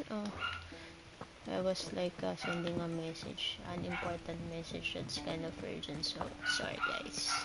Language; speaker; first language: English; non-native, local second language; Filipino